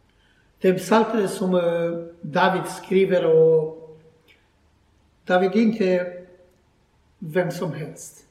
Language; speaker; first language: Swedish; non-native, learner; Croatian